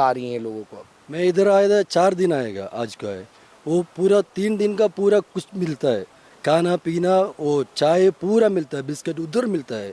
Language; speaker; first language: Hindi; non-native, local second language; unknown